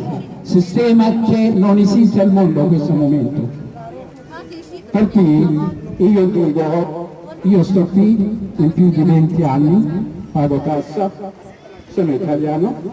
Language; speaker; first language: Italian; non-native, learner; Oromo